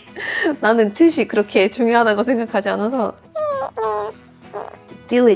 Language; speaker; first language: Korean; non-native, fluent; Swedish